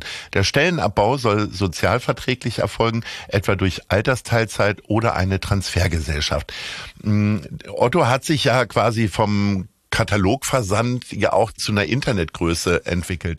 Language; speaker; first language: German; native; German